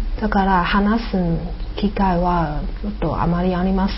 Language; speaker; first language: Japanese; non-native, learner; Chinese